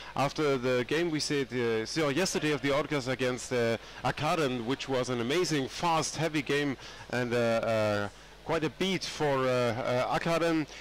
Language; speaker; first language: English; non-native, fluent; German